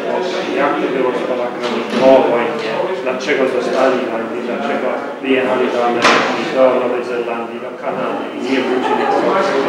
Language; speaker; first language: Polish; early bilingual, heritage; Polish